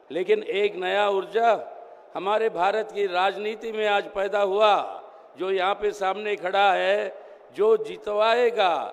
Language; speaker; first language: Hindi; non-native, local second language; Telugu